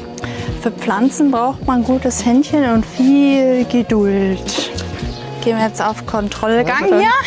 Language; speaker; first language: German; native; German